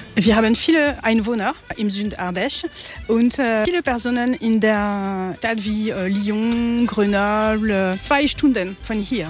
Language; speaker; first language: German; non-native, learner; French